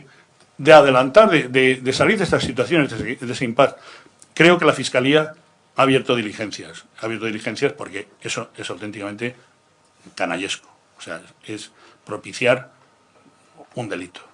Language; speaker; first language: Spanish; native; Spanish